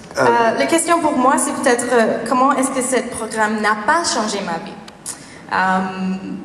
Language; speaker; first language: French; non-native, learner; English